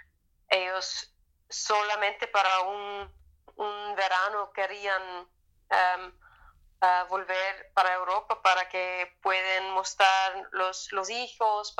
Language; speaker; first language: Spanish; non-native, fluent; German